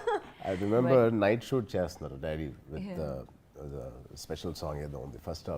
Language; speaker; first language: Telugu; native; Telugu